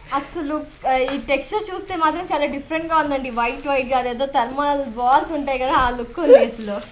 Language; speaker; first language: Telugu; native; Telugu